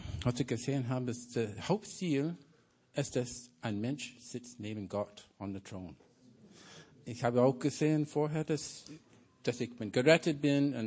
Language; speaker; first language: German; non-native, learner; English